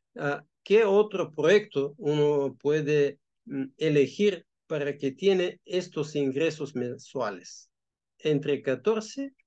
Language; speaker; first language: Spanish; non-native, fluent; Bulgarian